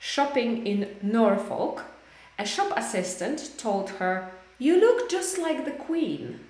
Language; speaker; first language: English; non-native, fluent; Polish